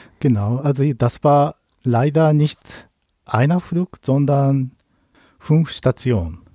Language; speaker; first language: German; non-native, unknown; Japanese